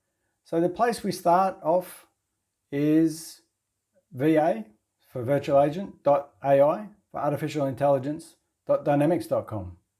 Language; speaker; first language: English; native; English